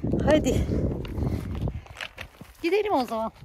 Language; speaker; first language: Turkish; native; Turkish